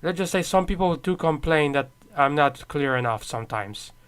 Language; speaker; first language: English; non-native, fluent; Polish